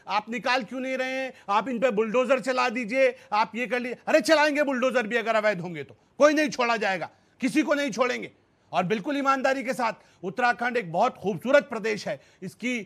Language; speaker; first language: Hindi; native; Hindi